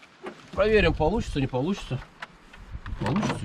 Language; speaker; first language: Russian; native; Russian